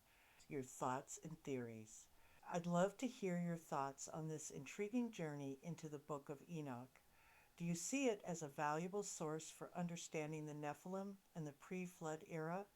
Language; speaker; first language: English; native; English